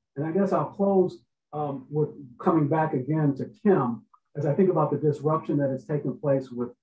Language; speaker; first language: English; native; English